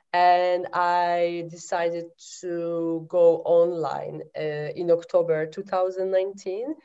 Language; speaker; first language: English; non-native, fluent; Polish